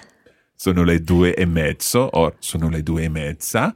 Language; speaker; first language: Italian; non-native, fluent; English